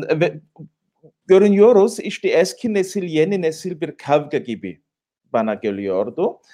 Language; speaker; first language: Turkish; non-native, fluent; German